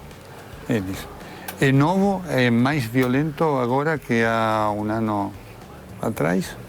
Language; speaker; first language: Portuguese; non-native, learner; Spanish